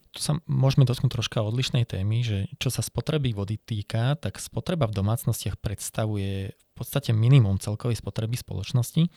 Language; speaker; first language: Slovak; native; Slovak